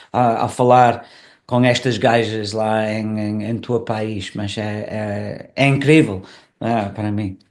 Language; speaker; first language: Portuguese; non-native, fluent; English